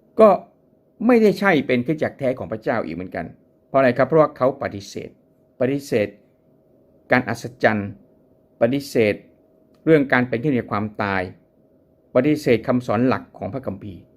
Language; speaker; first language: Thai; native; Thai